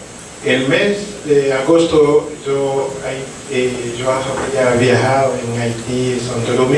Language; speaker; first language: Spanish; non-native, learner; French